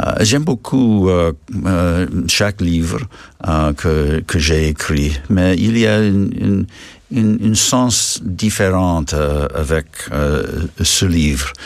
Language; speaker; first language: French; non-native, learner; English